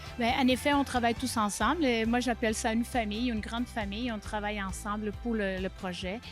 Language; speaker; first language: French; non-native, fluent; Portuguese